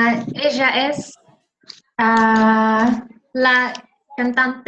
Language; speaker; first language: Spanish; non-native, learner; Vietnamese